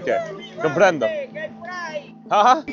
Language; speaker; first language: Spanish; non-native, learner; English